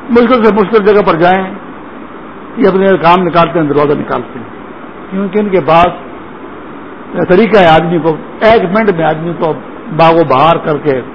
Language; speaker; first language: Urdu; non-native, local second language; Pashto